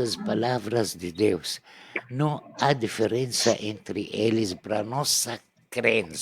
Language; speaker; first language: Portuguese; non-native, learner; Arabic